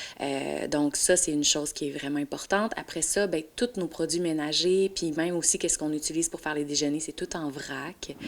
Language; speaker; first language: French; native; French